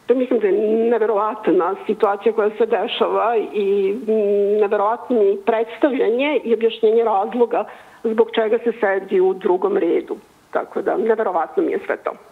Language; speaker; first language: Serbian; native; Serbian